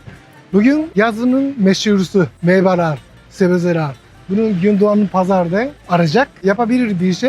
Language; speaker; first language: Turkish; non-native, learner; Japanese